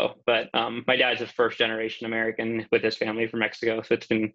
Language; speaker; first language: English; native; English